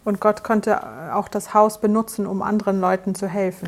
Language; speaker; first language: German; native; German